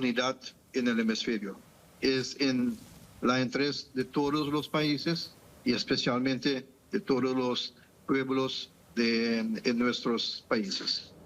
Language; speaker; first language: Spanish; non-native, fluent; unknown